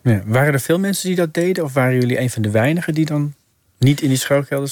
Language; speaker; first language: Dutch; native; Dutch